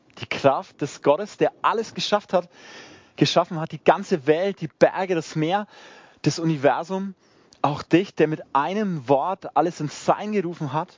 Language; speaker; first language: German; native; German